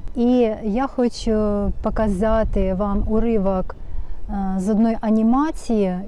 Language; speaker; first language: Ukrainian; non-native, local second language; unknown